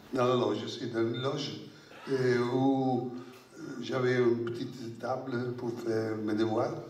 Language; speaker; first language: French; non-native, fluent; Italian